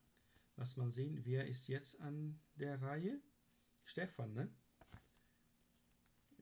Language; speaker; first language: German; non-native, fluent; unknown